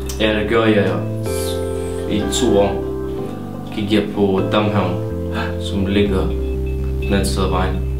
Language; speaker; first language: Danish; non-native, learner; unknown